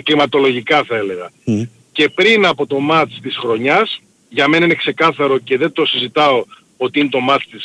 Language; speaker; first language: Greek; native; Greek